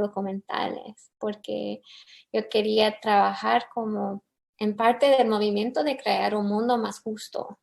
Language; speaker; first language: Spanish; early bilingual, heritage; English